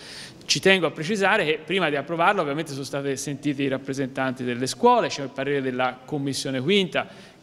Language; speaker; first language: Italian; native; Italian